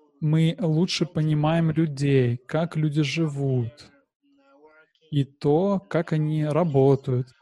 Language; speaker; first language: Russian; non-native, learner; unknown